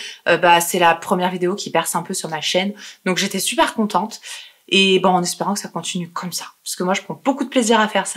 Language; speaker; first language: French; native; French